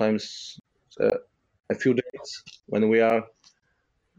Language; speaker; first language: English; non-native, fluent; Polish